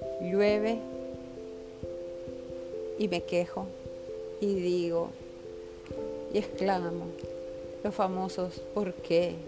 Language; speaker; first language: Spanish; native; Spanish